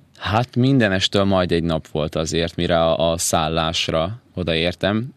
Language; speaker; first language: Hungarian; native; Hungarian